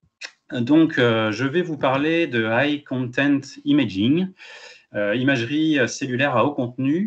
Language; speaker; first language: French; native; French